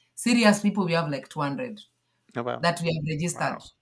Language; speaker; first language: English; non-native, local second language; Luo (Kenya and Tanzania)